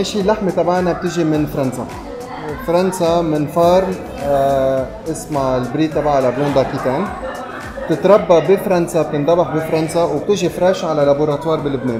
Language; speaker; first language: Arabic; native; Arabic